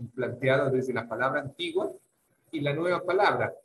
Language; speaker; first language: Spanish; non-native, local second language; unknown